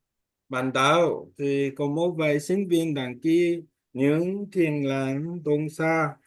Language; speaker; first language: Vietnamese; non-native, learner; Korean